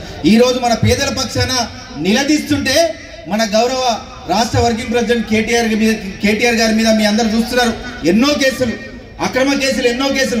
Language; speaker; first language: Telugu; native; Telugu